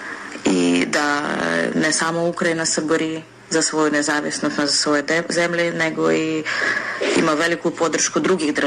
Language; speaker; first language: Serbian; non-native, fluent; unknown